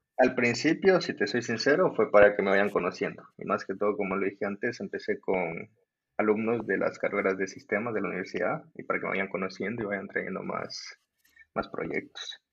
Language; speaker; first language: Spanish; native; Spanish